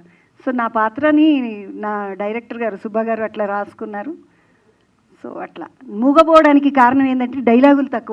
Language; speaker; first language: Telugu; native; Telugu